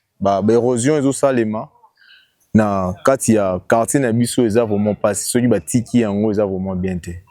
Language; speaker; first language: Lingala; native; Lingala